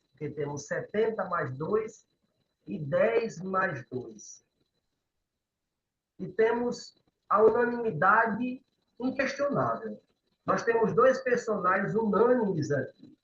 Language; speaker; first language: Portuguese; native; Portuguese